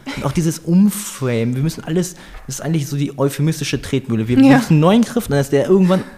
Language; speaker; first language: German; native; German